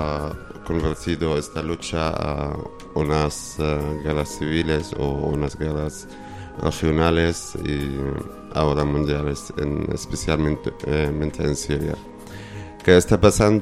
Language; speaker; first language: Spanish; non-native, learner; Arabic